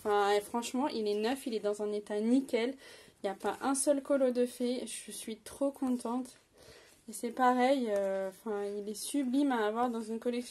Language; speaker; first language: French; native; French